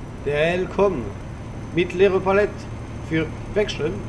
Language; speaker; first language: German; non-native, learner; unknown